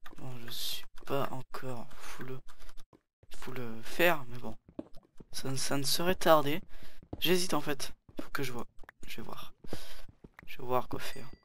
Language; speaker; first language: French; native; French